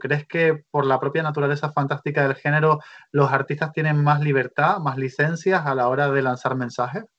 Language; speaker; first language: Spanish; native; Spanish